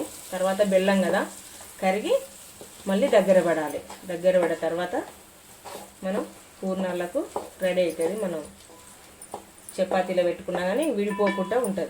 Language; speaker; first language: Telugu; native; Telugu